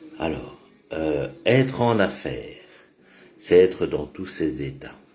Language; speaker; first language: French; native; French